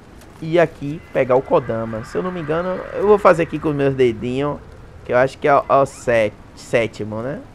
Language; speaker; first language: Portuguese; native; Portuguese